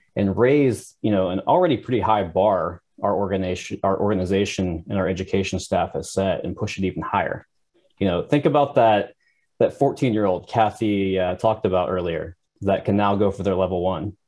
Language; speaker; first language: English; native; English